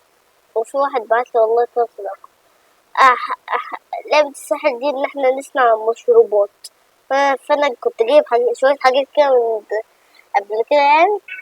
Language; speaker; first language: Arabic; native; Arabic